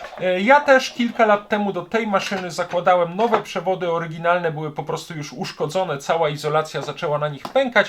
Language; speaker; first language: Polish; native; Polish